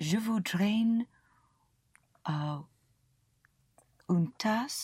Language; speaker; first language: French; non-native, learner; English